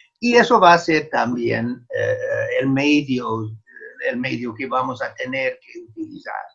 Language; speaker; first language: Spanish; non-native, fluent; English